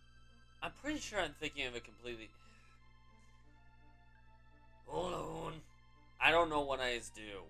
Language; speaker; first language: English; native; English